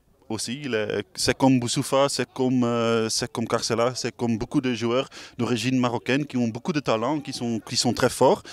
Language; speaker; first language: French; non-native, local second language; Dutch